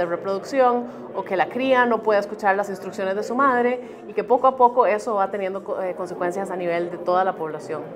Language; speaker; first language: Spanish; native; Spanish